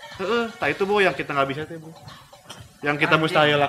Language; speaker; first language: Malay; non-native, local second language; Sundanese